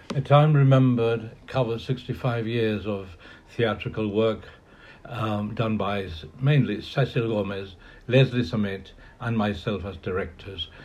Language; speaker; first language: English; non-native, local second language; Spanish